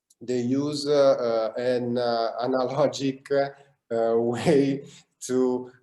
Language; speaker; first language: English; non-native, learner; Italian